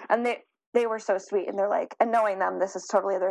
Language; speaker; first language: English; native; English